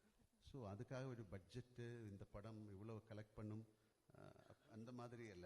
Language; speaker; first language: Tamil; non-native, learner; Malayalam